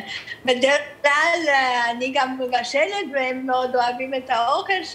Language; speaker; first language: Hebrew; early bilingual, other home language; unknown